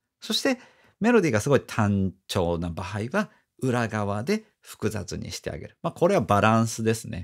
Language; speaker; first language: Japanese; native; Japanese